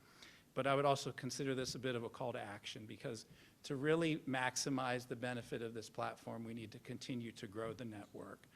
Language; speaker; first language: English; native; English